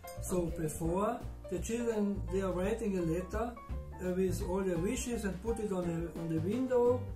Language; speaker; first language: English; non-native, fluent; German